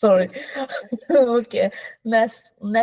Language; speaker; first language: English; non-native, learner; Hungarian